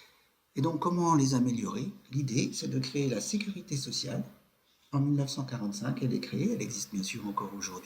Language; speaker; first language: French; native; French